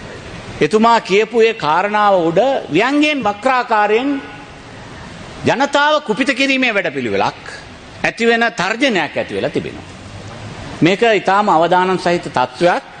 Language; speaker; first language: Sinhala; non-native, local second language; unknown